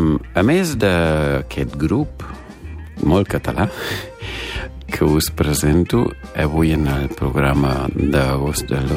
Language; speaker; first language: Catalan; non-native, fluent; German